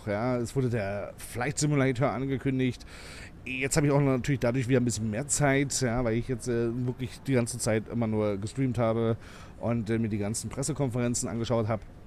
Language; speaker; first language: German; native; German